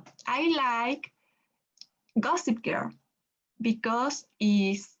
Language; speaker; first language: English; non-native, learner; Spanish